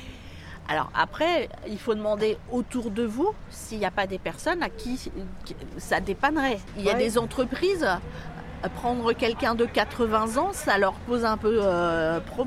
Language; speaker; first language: French; native; French